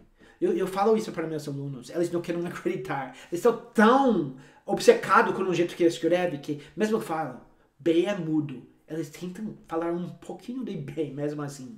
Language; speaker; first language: Portuguese; non-native, fluent; English